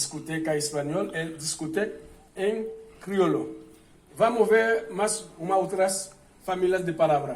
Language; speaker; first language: Portuguese; non-native, fluent; Haitian Creole